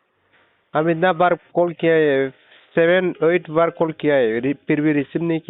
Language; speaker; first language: Hindi; non-native, local second language; Assamese